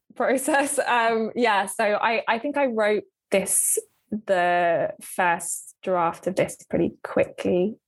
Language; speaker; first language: English; native; English